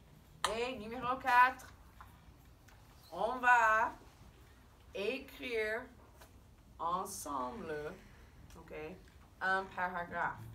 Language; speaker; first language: French; non-native, fluent; English